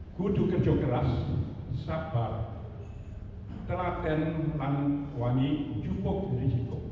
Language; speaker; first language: Javanese; early bilingual, heritage; Javanese